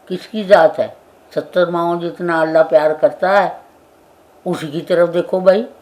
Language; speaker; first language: Urdu; non-native, local second language; Punjabi